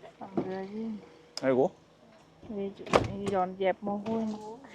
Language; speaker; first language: Korean; non-native, learner; Vietnamese